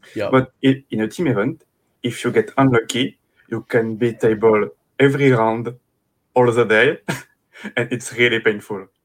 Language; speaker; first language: English; non-native, fluent; French